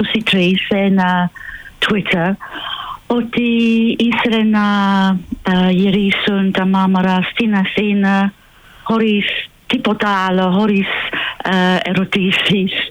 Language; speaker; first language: Greek; non-native, fluent; English